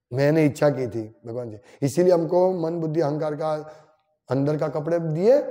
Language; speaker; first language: Hindi; non-native, local second language; Gujarati